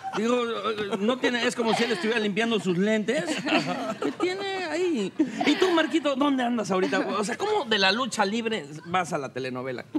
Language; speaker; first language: Spanish; native; Spanish